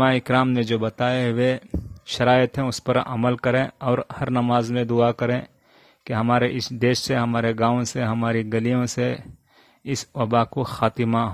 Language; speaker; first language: Hindi; non-native, local second language; Urdu